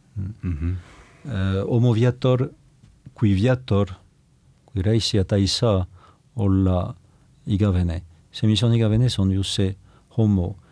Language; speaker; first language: Estonian; non-native, fluent; French